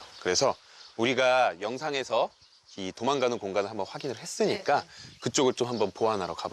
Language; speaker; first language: Korean; native; Korean